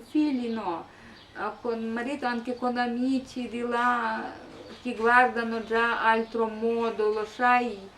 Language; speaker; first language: Italian; non-native, learner; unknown